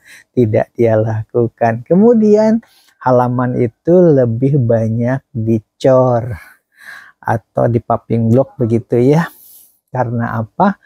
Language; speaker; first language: Indonesian; native; Indonesian